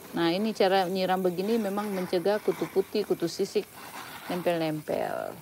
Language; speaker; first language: Indonesian; native; Indonesian